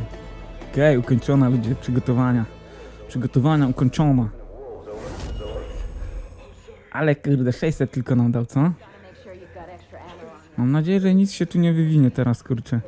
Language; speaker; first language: Polish; native; Polish